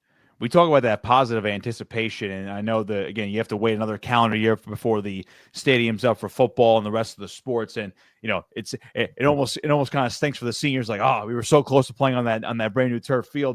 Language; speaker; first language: English; native; English